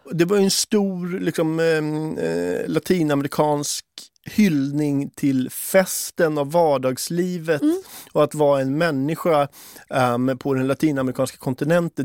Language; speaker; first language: Swedish; native; Swedish